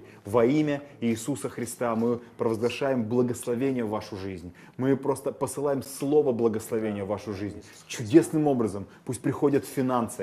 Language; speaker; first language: Russian; native; Russian